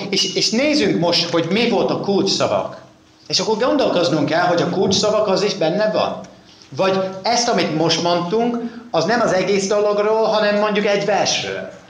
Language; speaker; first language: Hungarian; non-native, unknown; English